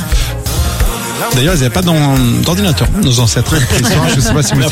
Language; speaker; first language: French; native; French